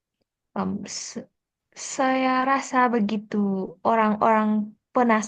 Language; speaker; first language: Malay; non-native, fluent; Korean